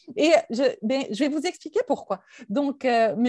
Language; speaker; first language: French; native; French